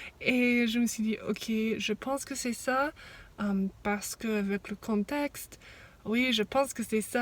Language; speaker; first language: French; non-native, fluent; English